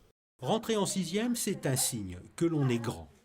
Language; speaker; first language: French; native; French